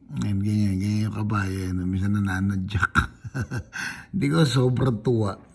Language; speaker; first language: Filipino; native; Filipino